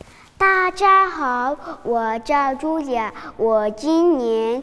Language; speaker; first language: Chinese; non-native, learner; Mongolian